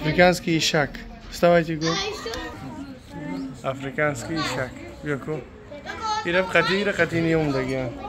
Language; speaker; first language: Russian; non-native, fluent; Tajik